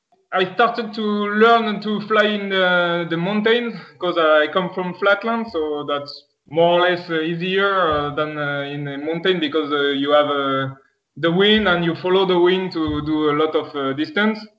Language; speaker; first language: English; non-native, fluent; French